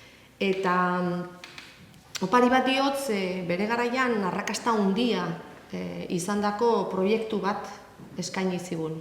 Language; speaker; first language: Basque; native; Basque